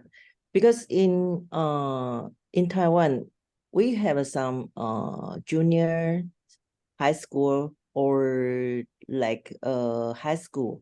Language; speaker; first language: English; non-native, learner; Chinese